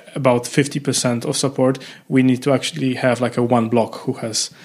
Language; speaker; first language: English; non-native, fluent; Polish